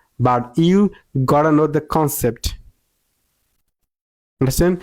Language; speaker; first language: English; non-native, local second language; Bangla